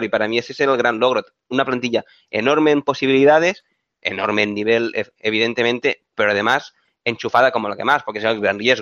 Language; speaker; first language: Spanish; native; Spanish